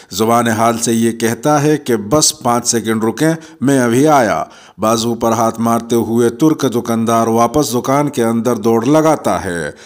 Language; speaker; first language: Urdu; native; Urdu